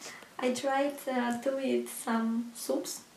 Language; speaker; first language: English; non-native, learner; Russian